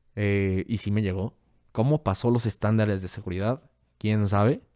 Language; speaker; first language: Spanish; native; Spanish